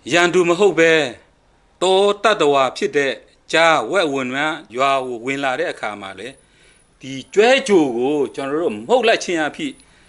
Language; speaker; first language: Burmese; non-native, local second language; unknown